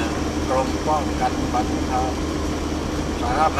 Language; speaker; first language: Thai; native; Thai